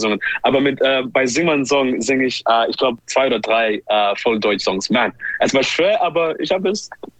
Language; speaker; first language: German; non-native, learner; English